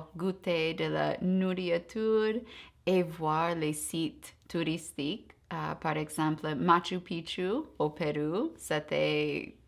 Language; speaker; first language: French; non-native, fluent; English